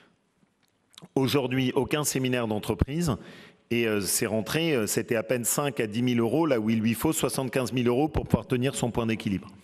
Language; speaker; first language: French; native; French